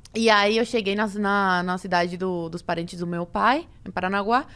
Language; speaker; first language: Portuguese; early bilingual, other home language; Spanish